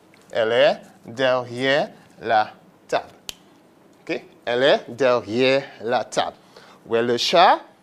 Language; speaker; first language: French; non-native, fluent; English